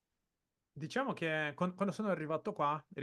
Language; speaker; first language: Italian; non-native, fluent; Portuguese